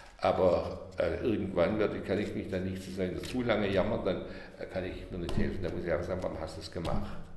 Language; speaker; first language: German; native; German